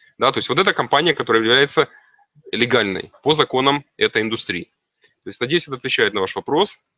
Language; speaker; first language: Russian; native; Russian